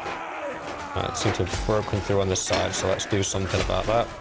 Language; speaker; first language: English; native; English